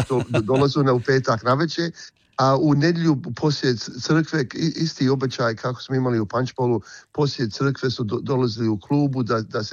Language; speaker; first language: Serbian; early bilingual, heritage; Croatian